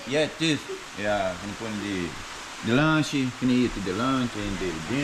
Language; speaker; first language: English; non-native, learner; Portuguese